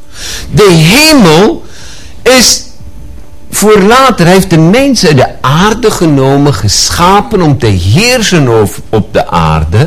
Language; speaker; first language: Dutch; non-native, fluent; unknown